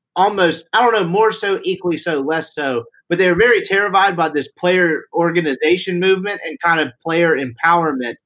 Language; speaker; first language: English; native; English